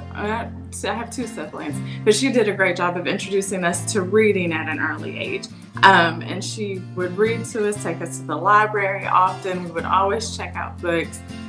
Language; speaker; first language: English; native; English